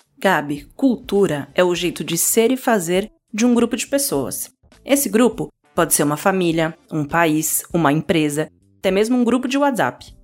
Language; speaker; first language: Portuguese; native; Portuguese